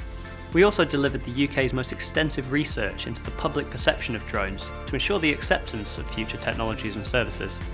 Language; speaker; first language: English; native; English